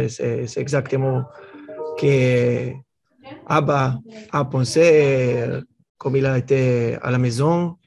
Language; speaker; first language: French; early bilingual, heritage; Hebrew